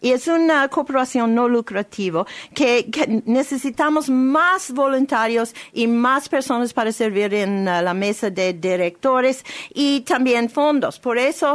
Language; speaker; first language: Spanish; non-native, learner; English